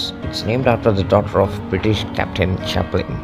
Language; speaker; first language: English; non-native, local second language; Telugu